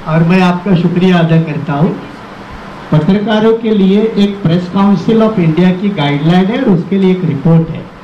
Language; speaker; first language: Hindi; non-native, local second language; Marathi